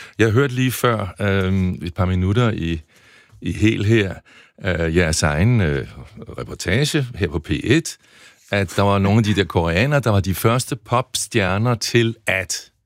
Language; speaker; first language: Danish; native; Danish